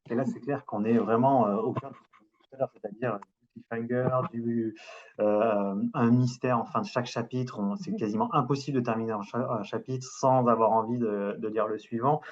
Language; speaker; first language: French; native; French